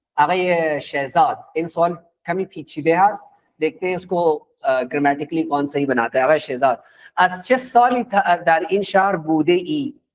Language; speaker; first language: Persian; non-native, fluent; Urdu